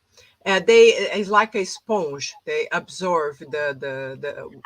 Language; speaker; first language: English; non-native, fluent; Portuguese